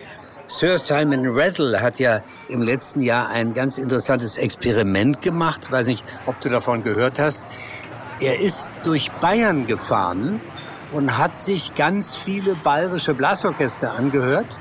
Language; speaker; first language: German; native; German